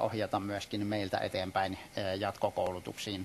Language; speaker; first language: Finnish; native; Finnish